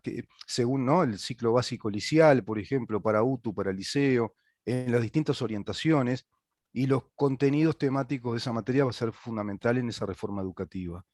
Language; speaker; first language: Spanish; native; Spanish